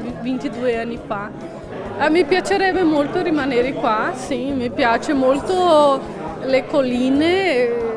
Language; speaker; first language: Italian; non-native, fluent; Portuguese